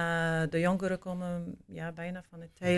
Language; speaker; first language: Dutch; non-native, learner; Arabic